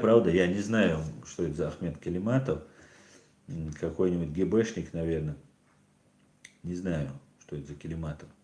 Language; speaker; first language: Russian; non-native, local second language; Chechen